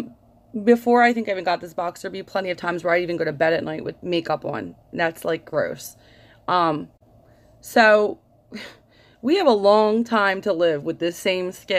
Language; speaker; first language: English; native; English